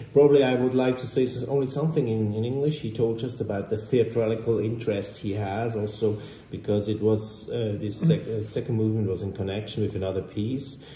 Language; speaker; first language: English; non-native, fluent; German